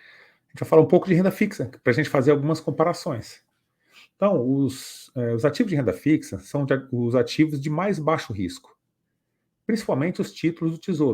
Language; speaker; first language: Portuguese; native; Portuguese